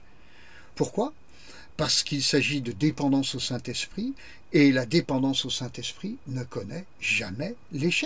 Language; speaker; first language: French; native; French